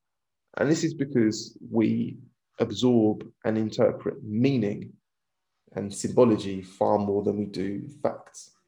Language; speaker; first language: English; native; English